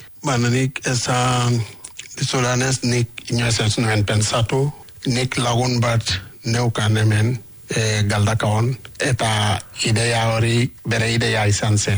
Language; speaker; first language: Basque; non-native, learner; Wolof